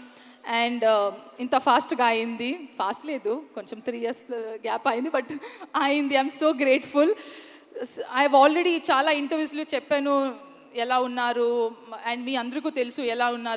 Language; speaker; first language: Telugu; non-native, learner; Kannada